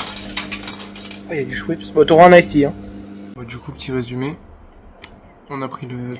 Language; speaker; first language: French; native; French